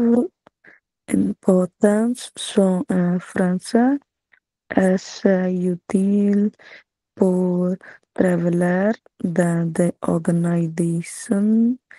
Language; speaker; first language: French; non-native, learner; Punjabi